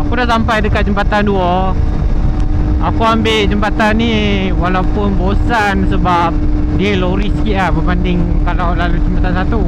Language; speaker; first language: Malay; native; Malay